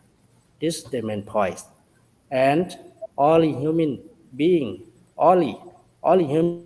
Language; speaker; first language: English; non-native, learner; Thai